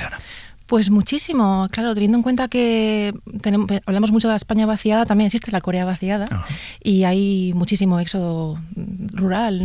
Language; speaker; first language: Spanish; native; Spanish